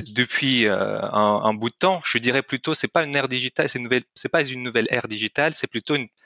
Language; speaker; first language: French; non-native, fluent; Russian